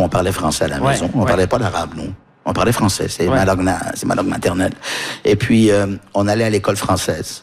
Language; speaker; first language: French; early bilingual, other home language; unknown